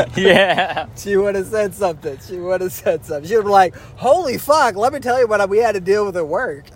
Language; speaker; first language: English; native; English